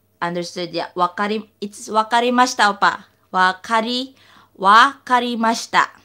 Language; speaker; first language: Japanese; non-native, learner; Filipino